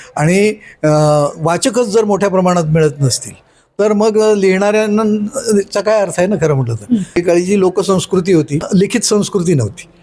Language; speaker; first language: Marathi; native; Marathi